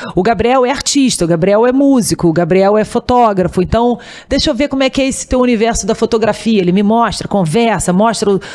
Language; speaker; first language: Portuguese; native; Portuguese